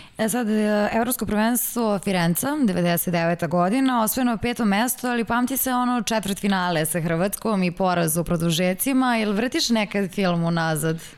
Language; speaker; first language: Serbian; native; Serbian